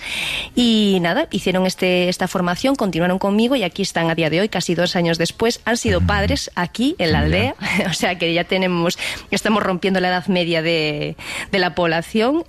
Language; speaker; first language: Spanish; native; Spanish